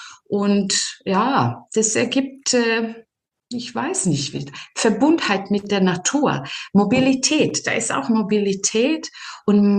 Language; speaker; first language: German; non-native, fluent; Serbian